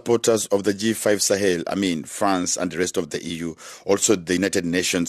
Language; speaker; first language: English; non-native, local second language; Kinyarwanda